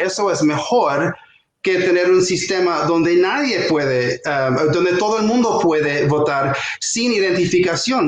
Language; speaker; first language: Spanish; non-native, fluent; English